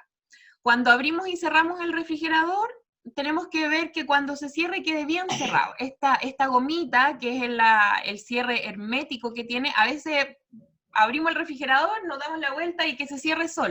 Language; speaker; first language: Spanish; native; Spanish